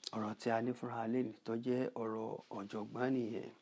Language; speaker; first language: English; non-native, local second language; Yoruba